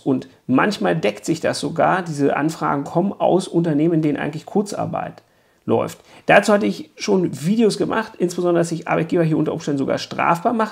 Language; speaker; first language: German; native; German